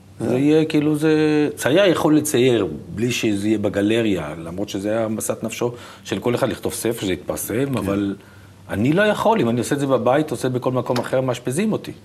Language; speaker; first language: Hebrew; native; Hebrew